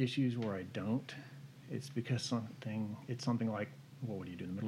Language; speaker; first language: English; native; English